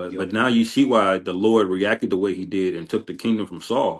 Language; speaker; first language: English; native; English